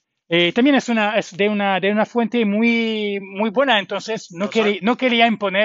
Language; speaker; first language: Spanish; non-native, learner; English